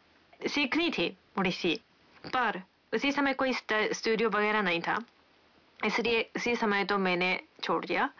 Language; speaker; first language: Hindi; non-native, fluent; Japanese